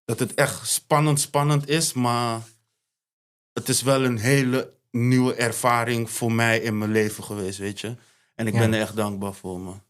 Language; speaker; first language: Dutch; early bilingual, other home language; Papiamento